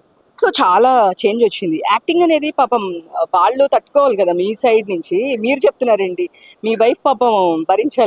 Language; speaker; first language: Telugu; native; Telugu